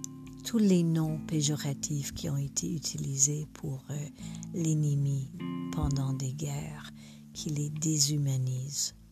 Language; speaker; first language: French; non-native, fluent; English